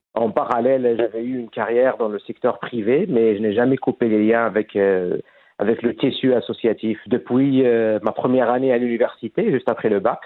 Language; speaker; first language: French; non-native, fluent; Arabic